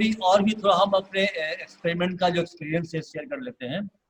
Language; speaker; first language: Hindi; native; Hindi